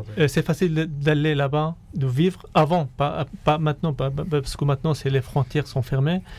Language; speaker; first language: French; non-native, fluent; Arabic